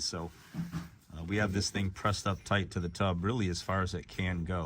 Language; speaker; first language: English; native; English